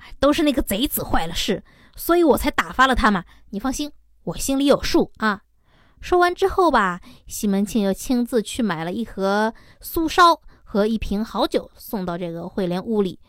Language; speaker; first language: Chinese; native; Chinese